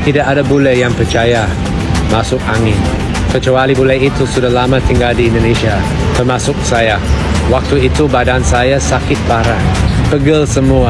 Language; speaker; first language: Indonesian; non-native, fluent; English